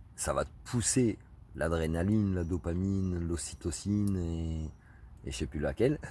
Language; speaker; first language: French; native; French